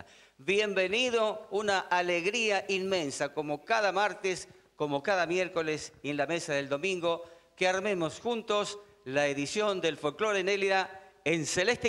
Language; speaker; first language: Spanish; native; Spanish